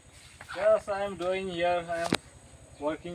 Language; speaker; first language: English; non-native, learner; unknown